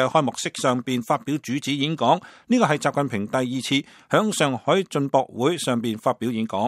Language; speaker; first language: Chinese; non-native, local second language; Cantonese